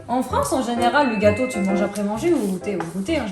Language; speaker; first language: French; native; French